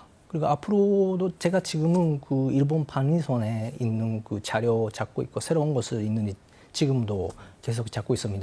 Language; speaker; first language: Korean; non-native, fluent; Japanese